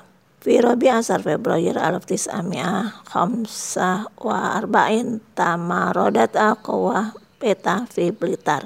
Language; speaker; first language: Arabic; non-native, fluent; Indonesian